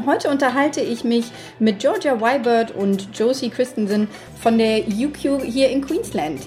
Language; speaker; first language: German; native; German